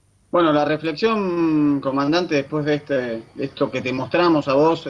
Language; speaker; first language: Spanish; native; Spanish